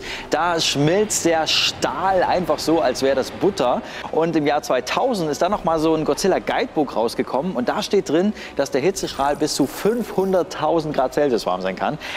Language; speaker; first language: German; native; German